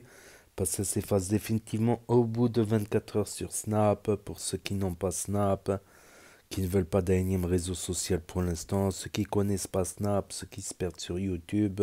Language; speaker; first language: French; native; French